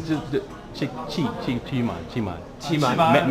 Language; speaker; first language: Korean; non-native, learner; English